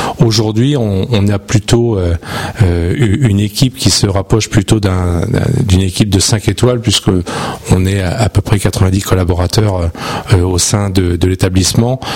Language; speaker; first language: French; native; French